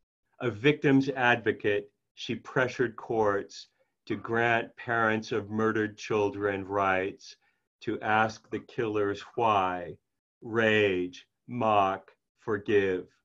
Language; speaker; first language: English; native; English